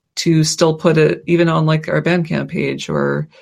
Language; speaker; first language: English; native; English